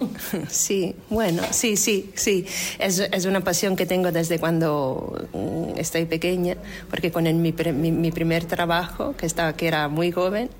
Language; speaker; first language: Spanish; non-native, fluent; Italian